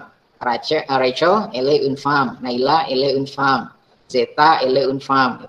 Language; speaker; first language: French; non-native, fluent; Indonesian